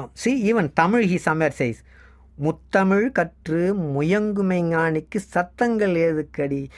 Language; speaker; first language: English; non-native, local second language; Tamil